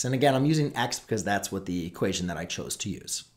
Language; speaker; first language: English; native; English